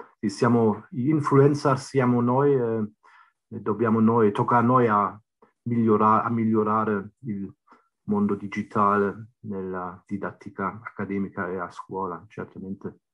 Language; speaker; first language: Italian; non-native, fluent; German